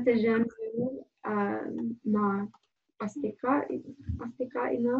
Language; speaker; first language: Arabic; non-native, learner; English